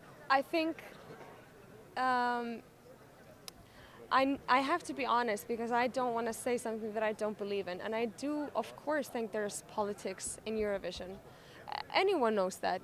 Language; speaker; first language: English; non-native, fluent; Icelandic